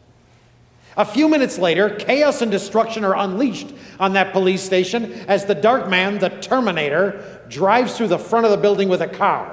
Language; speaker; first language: English; native; English